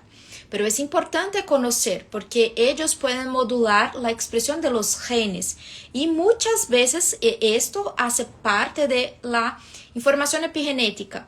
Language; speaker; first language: Spanish; non-native, fluent; Portuguese